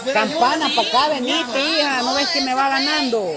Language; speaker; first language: Spanish; native; Spanish